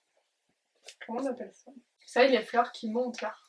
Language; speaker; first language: French; native; French